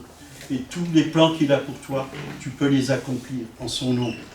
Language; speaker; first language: French; native; French